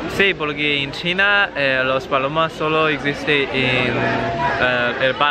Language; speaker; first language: Spanish; non-native, learner; Chinese